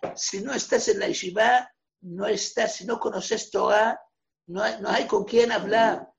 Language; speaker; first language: Spanish; non-native, fluent; Hebrew